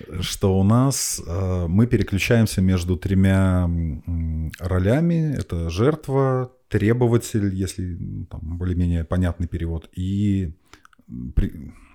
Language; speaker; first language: Russian; native; Russian